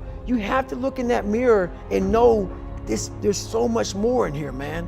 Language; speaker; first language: English; native; English